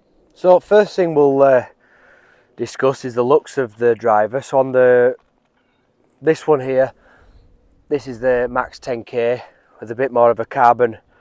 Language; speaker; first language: English; native; English